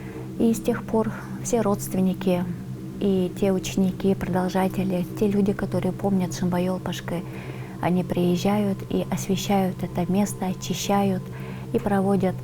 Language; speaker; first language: Russian; non-native, local second language; Tuvinian